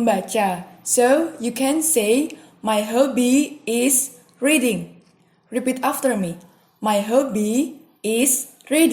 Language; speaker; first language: English; non-native, fluent; Indonesian